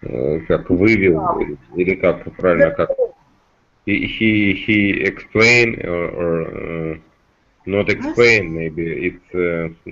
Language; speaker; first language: English; non-native, learner; Russian